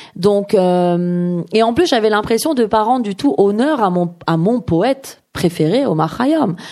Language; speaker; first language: French; early bilingual, other home language; Persian